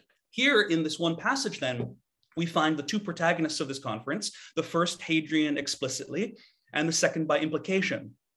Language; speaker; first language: English; native; English